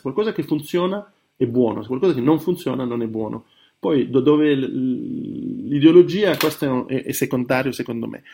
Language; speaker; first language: Italian; early bilingual, heritage; Italian